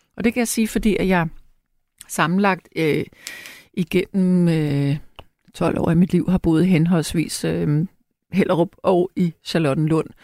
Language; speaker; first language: Danish; native; Danish